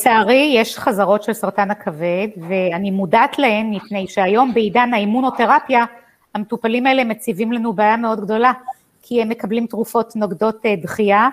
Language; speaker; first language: Hebrew; native; Hebrew